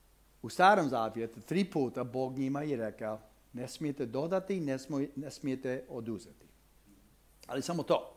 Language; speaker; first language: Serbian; non-native, fluent; English